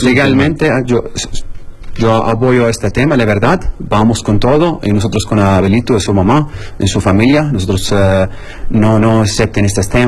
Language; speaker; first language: Spanish; non-native, learner; Arabic